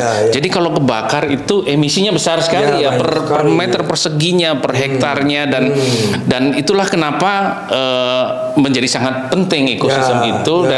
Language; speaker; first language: Indonesian; native; Indonesian